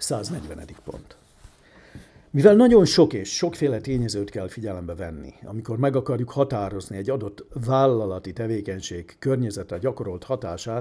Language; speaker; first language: Hungarian; native; Hungarian